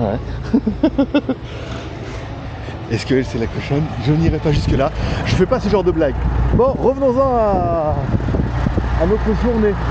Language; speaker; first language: French; native; French